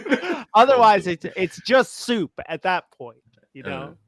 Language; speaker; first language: English; native; English